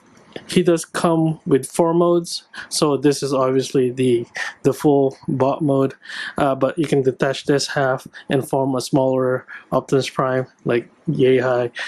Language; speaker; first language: English; native; English